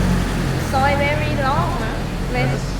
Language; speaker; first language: English; non-native, learner; Thai